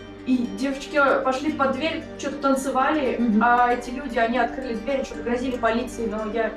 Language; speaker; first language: Russian; early bilingual, heritage; Russian